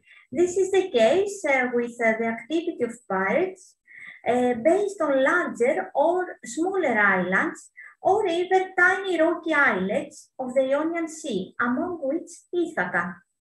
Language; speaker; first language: English; non-native, fluent; Greek